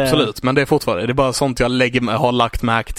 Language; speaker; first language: Swedish; native; Swedish